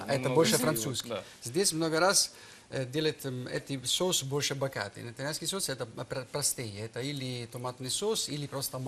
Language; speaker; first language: Russian; non-native, learner; Italian